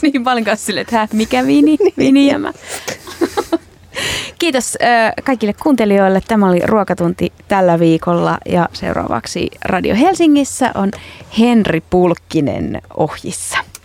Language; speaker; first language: Finnish; native; Finnish